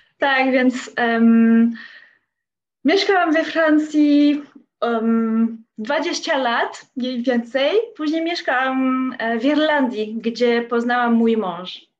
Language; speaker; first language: Polish; non-native, learner; French